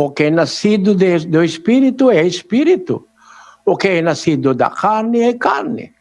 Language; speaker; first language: Portuguese; non-native, learner; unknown